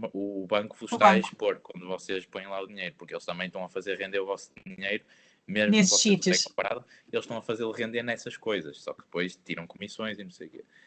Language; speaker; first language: Portuguese; native; Portuguese